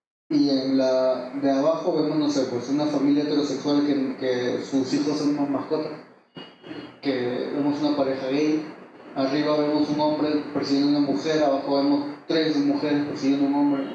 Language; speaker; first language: Spanish; native; Spanish